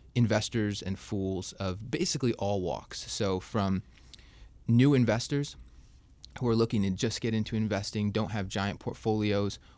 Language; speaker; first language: English; native; English